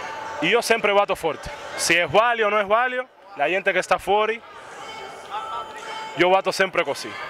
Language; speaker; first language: Italian; non-native, learner; Spanish